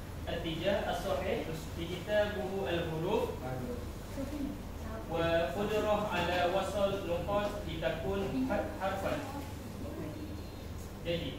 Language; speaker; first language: Arabic; non-native, learner; Malay